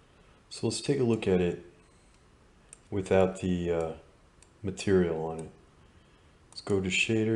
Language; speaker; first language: English; native; English